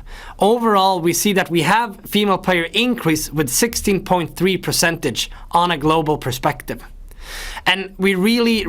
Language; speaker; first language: English; non-native, fluent; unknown